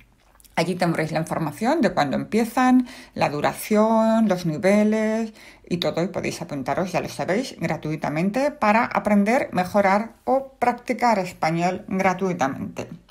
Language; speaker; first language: Spanish; native; Spanish